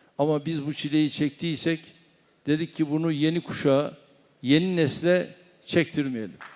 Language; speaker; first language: Turkish; native; Turkish